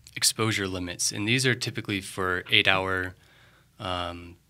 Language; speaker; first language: English; native; English